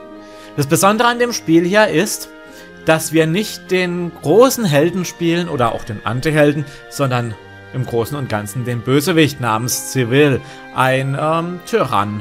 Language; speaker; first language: German; native; German